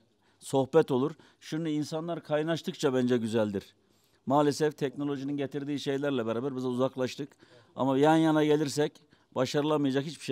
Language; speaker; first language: Turkish; native; Turkish